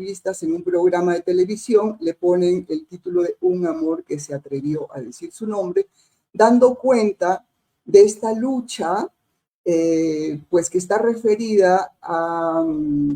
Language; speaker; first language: Spanish; native; Spanish